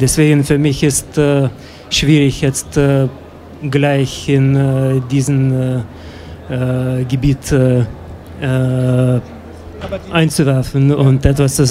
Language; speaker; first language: German; non-native, fluent; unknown